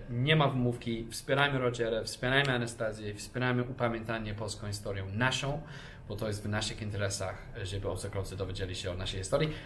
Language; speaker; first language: Polish; non-native, fluent; English